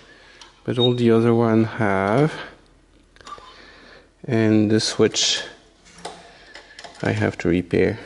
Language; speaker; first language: English; non-native, fluent; French